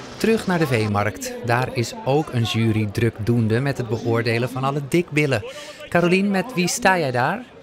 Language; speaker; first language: Dutch; native; Dutch